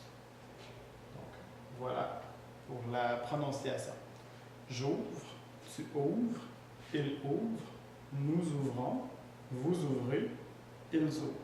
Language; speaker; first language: French; native; French